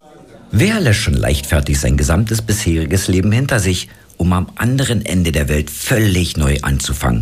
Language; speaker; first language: German; native; German